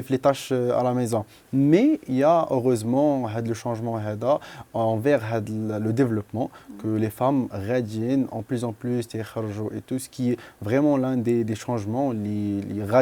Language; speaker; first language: French; non-native, local second language; Arabic